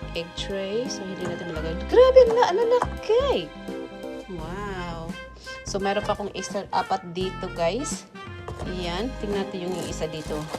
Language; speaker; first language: Filipino; native; Filipino